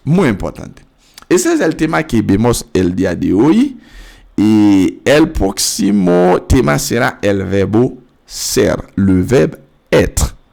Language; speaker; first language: Spanish; non-native, fluent; French